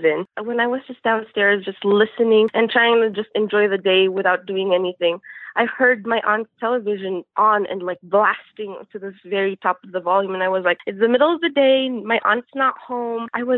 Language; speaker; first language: English; non-native, local second language; Filipino